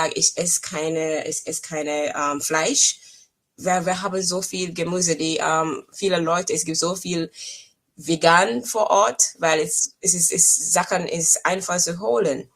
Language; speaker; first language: German; non-native, fluent; English